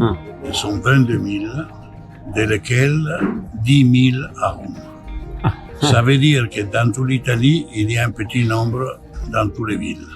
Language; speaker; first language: French; non-native, fluent; Italian